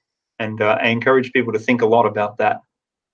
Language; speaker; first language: English; native; English